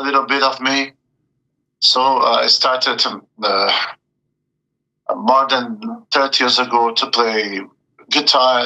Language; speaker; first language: English; non-native, learner; Portuguese